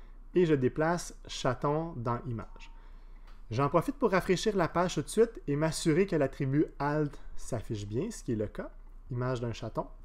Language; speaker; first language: French; native; French